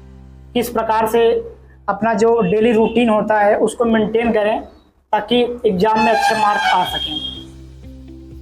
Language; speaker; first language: Hindi; native; Hindi